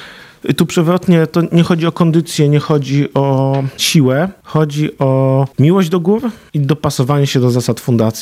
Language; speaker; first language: Polish; native; Polish